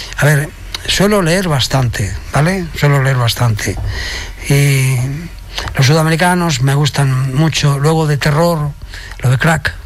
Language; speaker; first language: Spanish; native; Spanish